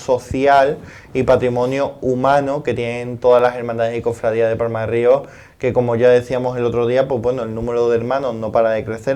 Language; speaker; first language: Spanish; native; Spanish